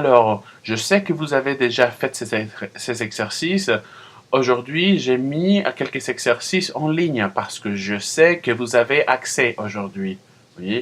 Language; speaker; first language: French; non-native, fluent; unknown